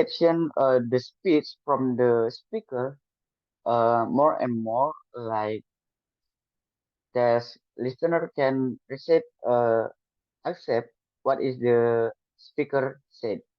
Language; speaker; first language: English; non-native, learner; Indonesian